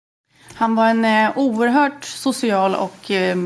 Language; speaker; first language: Swedish; native; Swedish